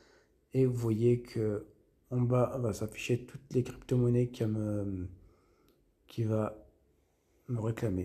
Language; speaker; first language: French; native; French